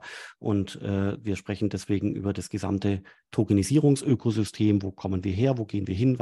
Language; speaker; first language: German; native; German